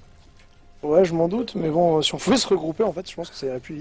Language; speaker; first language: French; native; French